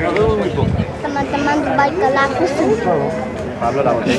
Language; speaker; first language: Indonesian; early bilingual, heritage; Spanish